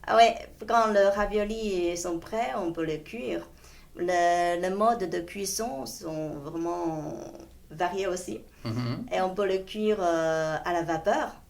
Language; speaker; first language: French; non-native, fluent; Chinese